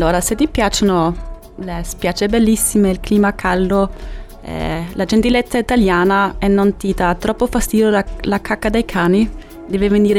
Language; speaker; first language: Italian; non-native, fluent; German